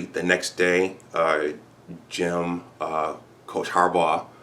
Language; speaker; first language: English; native; English